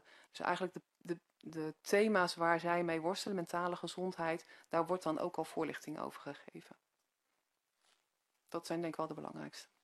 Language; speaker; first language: Dutch; native; Dutch